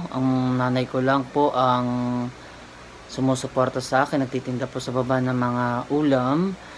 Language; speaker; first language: Filipino; native; Filipino